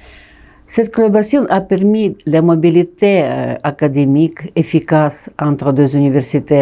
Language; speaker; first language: French; non-native, fluent; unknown